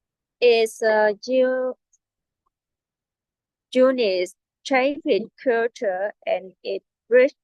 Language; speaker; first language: English; non-native, learner; Vietnamese